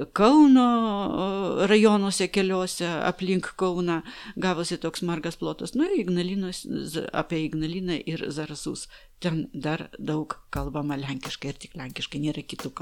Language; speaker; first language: Lithuanian; non-native, local second language; Polish